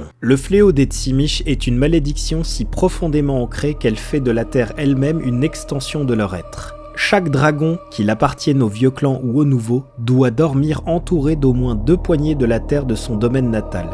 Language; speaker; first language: French; native; French